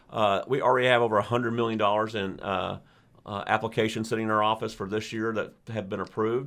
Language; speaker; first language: English; native; English